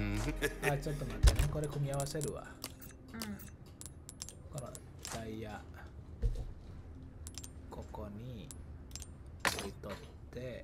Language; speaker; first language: Japanese; non-native, fluent; Indonesian